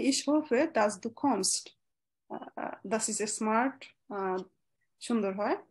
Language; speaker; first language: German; non-native, fluent; Bangla